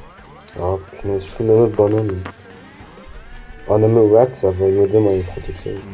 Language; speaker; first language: German; non-native, local second language; Luxembourgish